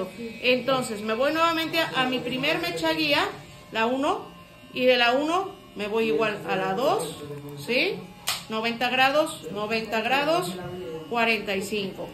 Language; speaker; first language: Spanish; native; Spanish